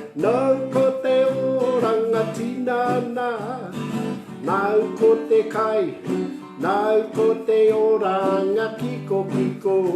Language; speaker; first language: Māori; non-native, local second language; English